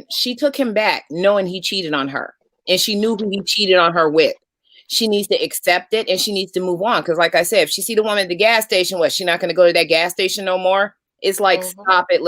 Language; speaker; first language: English; native; English